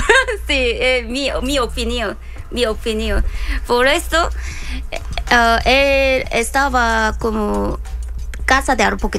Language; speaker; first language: Spanish; non-native, learner; Korean